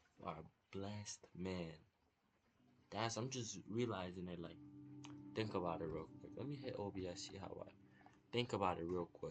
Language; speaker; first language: English; native; English